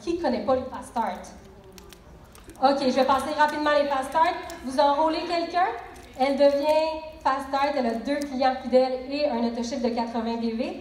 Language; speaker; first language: French; native; French